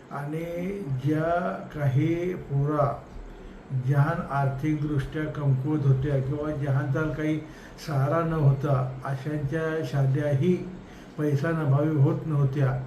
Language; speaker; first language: Marathi; non-native, local second language; Bhili